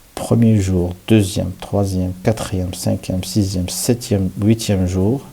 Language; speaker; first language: French; non-native, local second language; Arabic